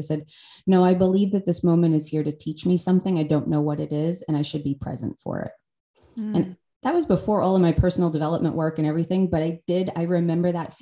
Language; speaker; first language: English; native; English